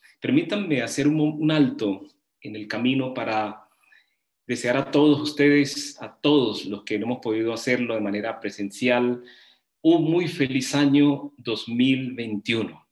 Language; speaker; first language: Spanish; native; Spanish